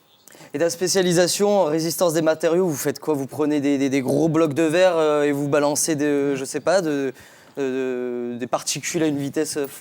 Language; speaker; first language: French; native; French